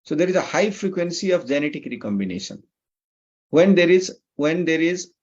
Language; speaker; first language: English; non-native, local second language; Nepali